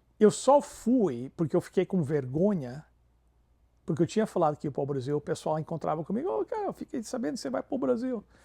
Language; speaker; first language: Portuguese; non-native, fluent; English